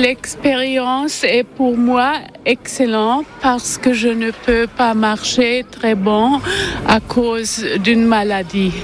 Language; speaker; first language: French; non-native, learner; German